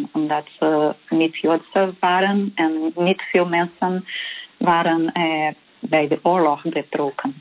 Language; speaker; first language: Dutch; non-native, learner; Portuguese